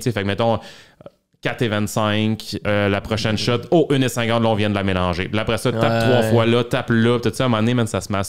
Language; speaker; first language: French; native; French